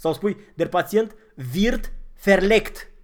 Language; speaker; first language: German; non-native, fluent; Romanian